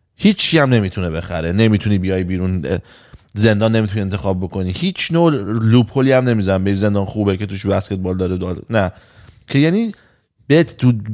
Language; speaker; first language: Persian; native; Persian